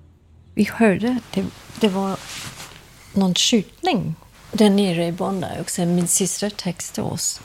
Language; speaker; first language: Swedish; non-native, fluent; English